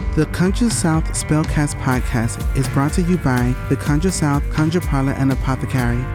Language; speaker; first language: English; native; English